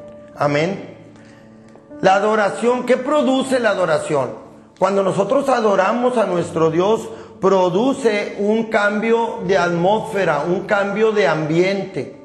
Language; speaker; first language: Spanish; native; Spanish